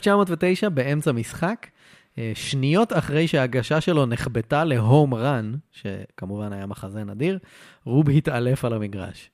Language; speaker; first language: Hebrew; native; Hebrew